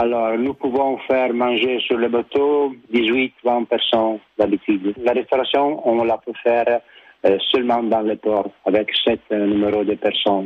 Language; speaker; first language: French; non-native, learner; Italian